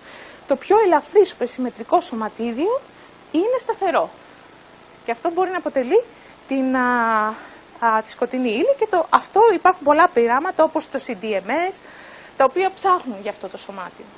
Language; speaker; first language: Greek; native; Greek